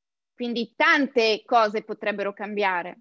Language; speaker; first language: Italian; native; Italian